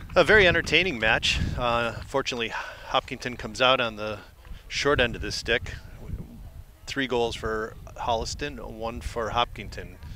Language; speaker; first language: English; native; English